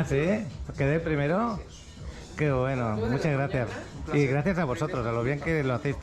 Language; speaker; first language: Spanish; native; Spanish